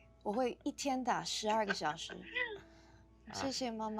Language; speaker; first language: Chinese; early bilingual, heritage; Chinese